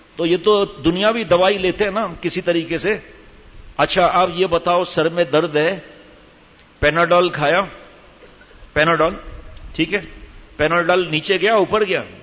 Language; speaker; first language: Urdu; native; Urdu